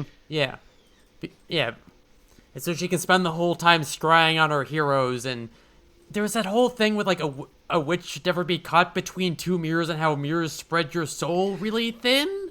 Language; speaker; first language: English; native; English